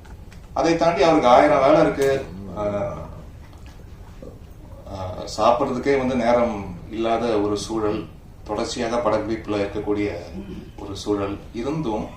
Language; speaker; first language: Tamil; native; Tamil